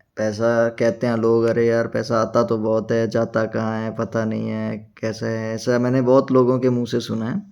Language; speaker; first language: Hindi; non-native, local second language; Punjabi